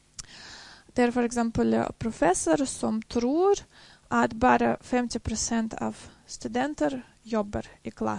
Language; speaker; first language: Norwegian; non-native, fluent; Russian